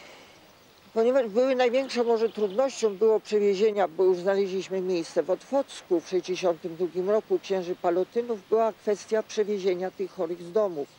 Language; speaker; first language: Polish; native; Polish